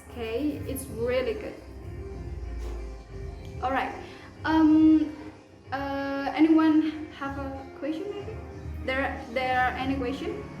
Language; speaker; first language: English; non-native, fluent; Indonesian